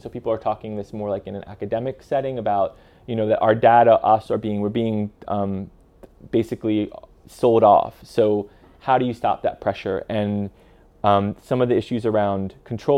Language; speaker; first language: English; native; English